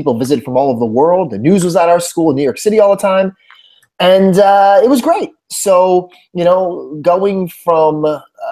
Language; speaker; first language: English; native; English